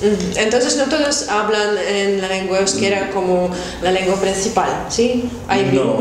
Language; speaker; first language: Spanish; non-native, fluent; Russian